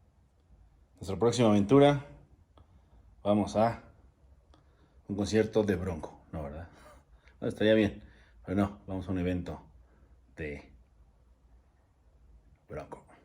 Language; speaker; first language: Spanish; native; Spanish